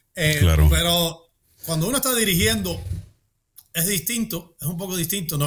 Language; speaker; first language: Spanish; early bilingual, heritage; Spanish